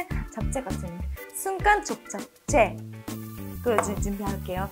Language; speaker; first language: Korean; non-native, fluent; Japanese